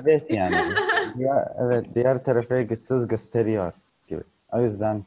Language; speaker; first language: Turkish; non-native, learner; Arabic